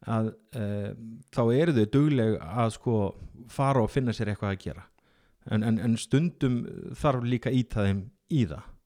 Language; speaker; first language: Icelandic; native; Icelandic